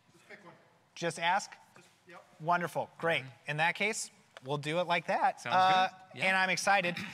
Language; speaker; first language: English; native; English